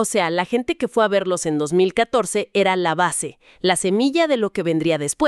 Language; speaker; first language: Spanish; native; Spanish